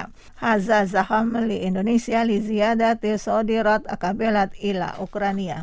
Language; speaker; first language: Arabic; non-native, fluent; Indonesian